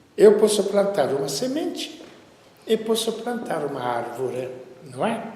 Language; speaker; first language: Portuguese; non-native, fluent; Italian